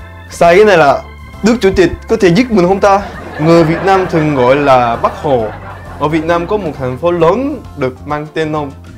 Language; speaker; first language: Vietnamese; non-native, learner; Korean